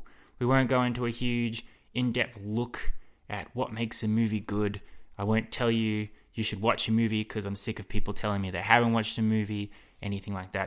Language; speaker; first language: English; native; English